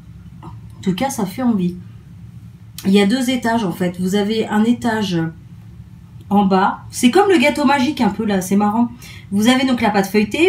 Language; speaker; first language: French; native; French